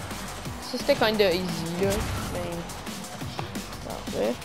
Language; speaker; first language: French; native; French